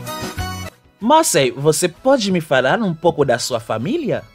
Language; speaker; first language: Portuguese; non-native, local second language; Haitian Creole